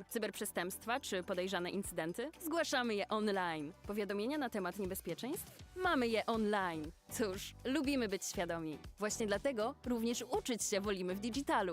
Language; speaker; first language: Polish; native; Polish